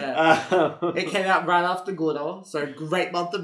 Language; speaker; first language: English; native; English